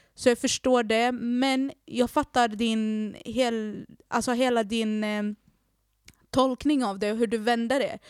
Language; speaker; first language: Swedish; early bilingual, other home language; Arabic